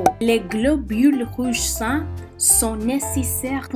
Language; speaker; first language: French; non-native, learner; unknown